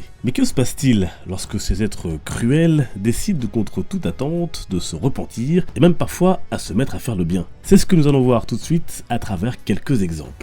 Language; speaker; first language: French; native; French